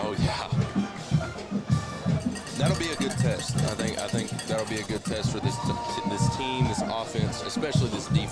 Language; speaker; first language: English; native; English